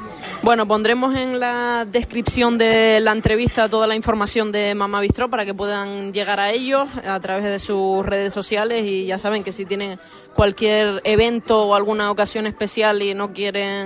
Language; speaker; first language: Spanish; native; Spanish